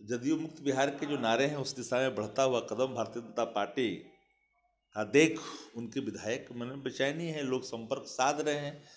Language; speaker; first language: Hindi; native; Hindi